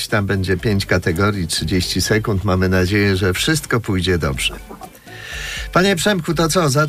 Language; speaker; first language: Polish; native; Polish